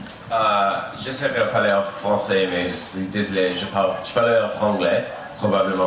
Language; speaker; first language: French; non-native, learner; English